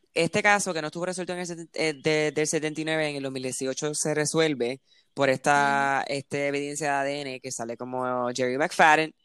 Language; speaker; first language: Spanish; early bilingual, heritage; Spanish